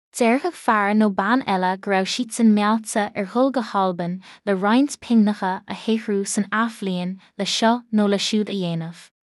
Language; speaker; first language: Irish; native; Irish